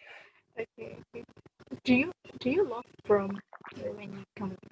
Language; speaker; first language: English; non-native, learner; Indonesian